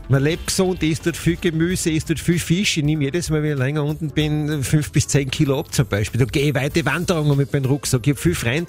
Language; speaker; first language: German; native; German